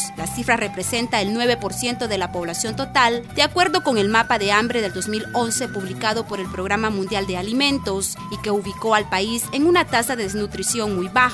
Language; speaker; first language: Spanish; native; Spanish